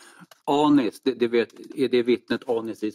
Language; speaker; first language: Swedish; native; Swedish